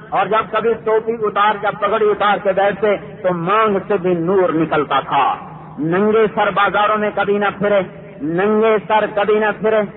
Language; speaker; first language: Urdu; non-native, local second language; Punjabi